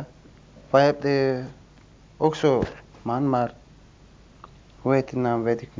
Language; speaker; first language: Dutch; non-native, learner; Turkish